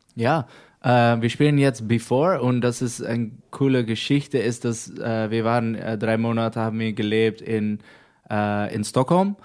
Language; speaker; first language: German; non-native, learner; Dutch